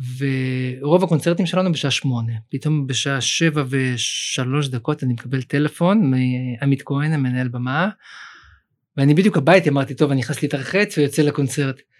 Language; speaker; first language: Hebrew; early bilingual, other home language; Russian